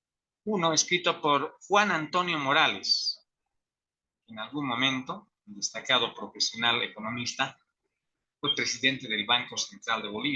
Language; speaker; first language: Spanish; native; Spanish